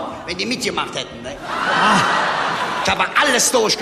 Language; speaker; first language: German; native; German